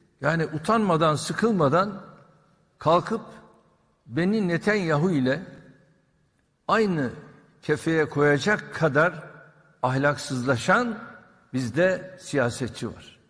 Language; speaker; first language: Turkish; native; Turkish